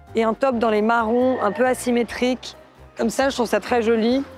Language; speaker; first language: French; native; French